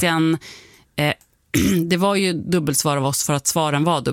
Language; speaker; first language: Swedish; native; Swedish